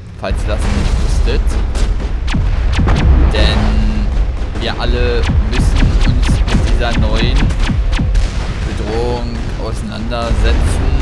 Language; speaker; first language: German; native; German